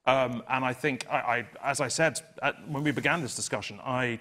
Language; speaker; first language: English; native; English